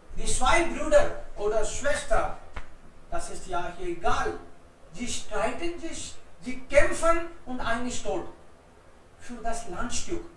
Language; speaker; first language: German; non-native, fluent; Hindi